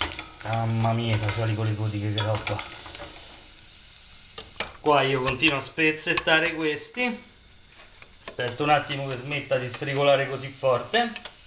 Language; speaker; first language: Italian; native; Italian